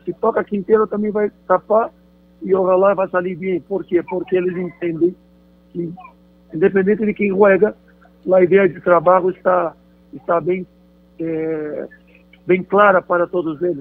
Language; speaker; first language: Spanish; non-native, fluent; Portuguese